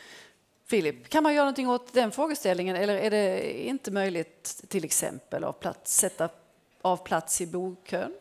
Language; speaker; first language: Swedish; native; Swedish